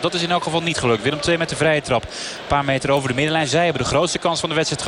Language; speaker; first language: Dutch; native; Dutch